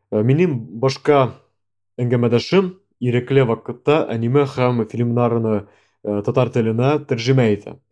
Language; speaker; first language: Tatar; non-native, local second language; Russian